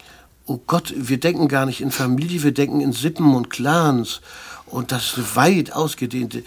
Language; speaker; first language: German; native; German